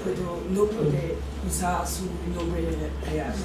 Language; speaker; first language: Spanish; non-native, learner; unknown